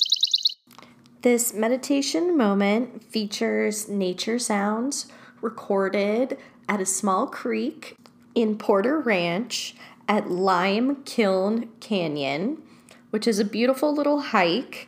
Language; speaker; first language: English; native; English